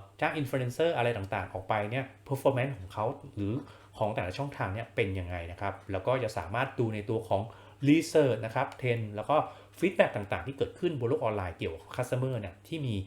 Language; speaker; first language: Thai; native; Thai